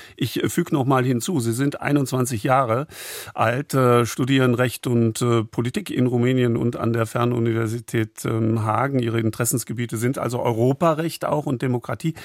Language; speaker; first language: German; native; German